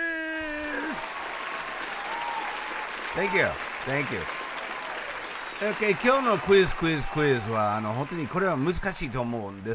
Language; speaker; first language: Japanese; non-native, fluent; English